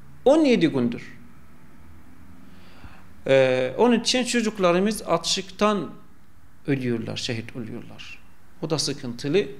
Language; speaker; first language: Turkish; non-native, fluent; Arabic